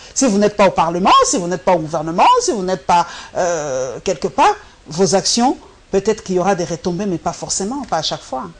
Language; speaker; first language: French; non-native, local second language; Lingala